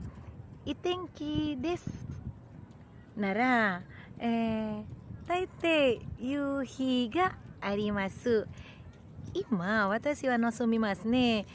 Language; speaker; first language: Japanese; non-native, learner; Indonesian